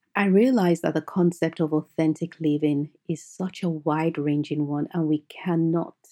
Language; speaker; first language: English; non-native, local second language; Yoruba